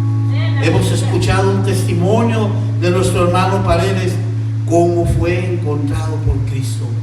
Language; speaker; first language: Spanish; native; Spanish